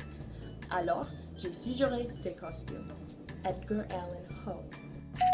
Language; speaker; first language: French; non-native, learner; English